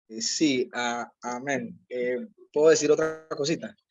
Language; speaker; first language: Spanish; native; Spanish